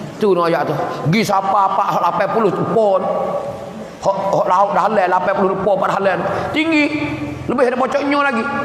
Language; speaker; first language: Malay; native; Malay